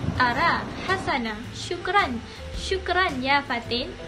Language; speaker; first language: Arabic; non-native, learner; Malay